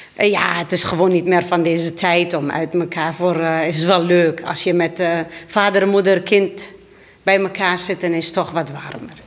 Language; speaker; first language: Dutch; early bilingual, other home language; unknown